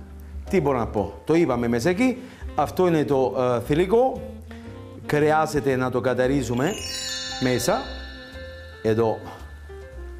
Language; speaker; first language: Greek; non-native, learner; Italian